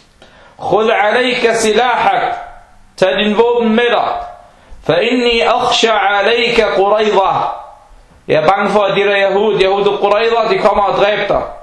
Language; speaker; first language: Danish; non-native, fluent; Arabic